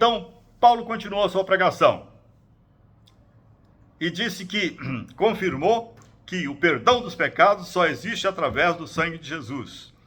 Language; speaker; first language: Portuguese; native; Portuguese